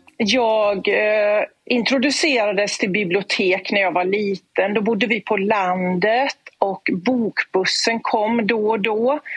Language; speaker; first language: Swedish; native; Swedish